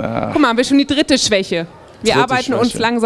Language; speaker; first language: German; native; German